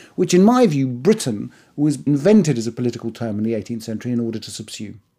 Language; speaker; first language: English; early bilingual, other home language; Persian